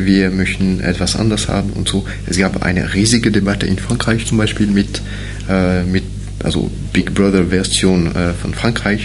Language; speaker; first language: German; non-native, fluent; French